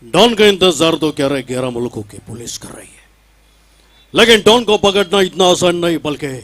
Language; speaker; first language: Hindi; non-native, local second language; Marathi